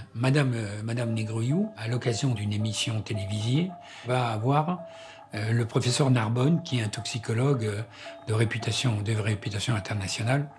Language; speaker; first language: French; native; French